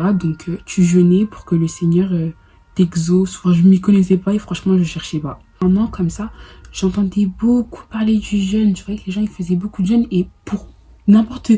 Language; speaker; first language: French; early bilingual, other home language; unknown